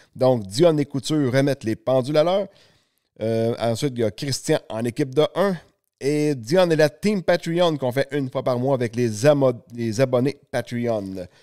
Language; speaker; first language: French; native; French